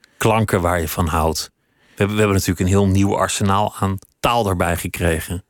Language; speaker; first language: Dutch; native; Dutch